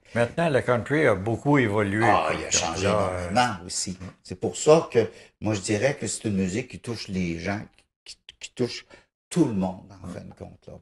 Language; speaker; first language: French; native; French